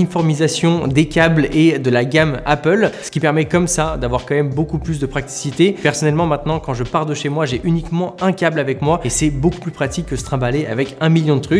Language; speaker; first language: French; native; French